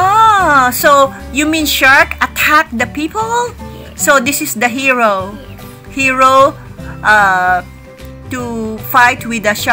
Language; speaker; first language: English; non-native, fluent; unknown